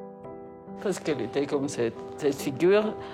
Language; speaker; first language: French; non-native, learner; Spanish